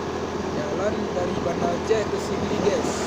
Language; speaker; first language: Indonesian; non-native, local second language; Achinese